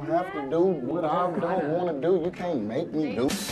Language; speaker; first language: English; native; English